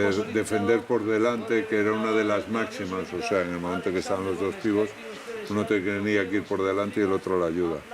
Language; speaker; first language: Spanish; native; Spanish